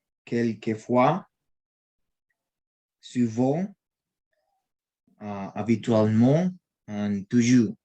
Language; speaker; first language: French; non-native, learner; Spanish